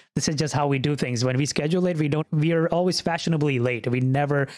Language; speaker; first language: English; early bilingual, other home language; Urdu